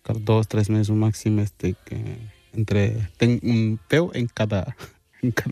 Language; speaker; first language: Catalan; early bilingual, other home language; Wolof